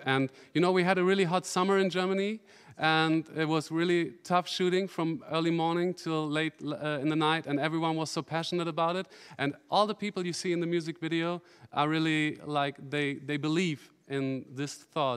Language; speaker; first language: English; non-native, fluent; German